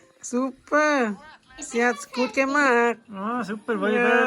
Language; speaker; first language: German; non-native, learner; Thai